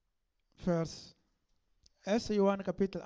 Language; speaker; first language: German; non-native, learner; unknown